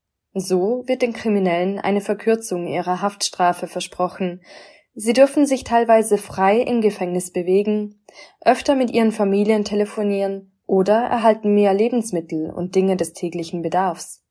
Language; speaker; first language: German; native; German